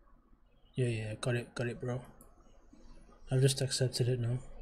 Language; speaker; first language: English; native; English